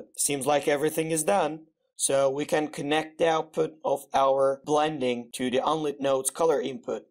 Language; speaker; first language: English; non-native, fluent; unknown